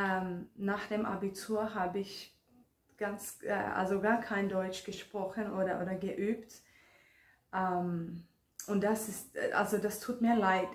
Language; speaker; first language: German; non-native, fluent; Finnish